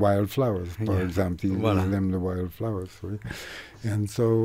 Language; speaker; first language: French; non-native, learner; English